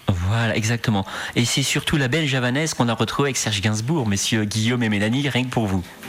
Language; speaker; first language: French; native; French